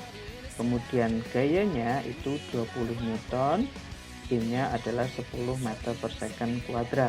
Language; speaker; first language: Indonesian; native; Indonesian